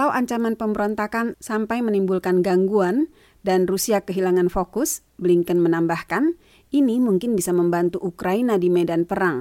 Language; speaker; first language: Indonesian; native; Indonesian